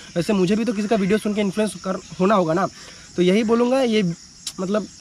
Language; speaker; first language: Hindi; non-native, local second language; Bangla